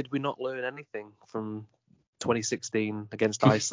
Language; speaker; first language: English; native; English